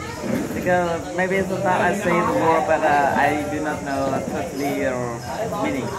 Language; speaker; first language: English; non-native, learner; Vietnamese